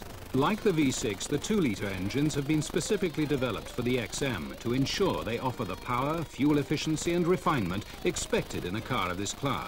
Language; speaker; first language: English; native; English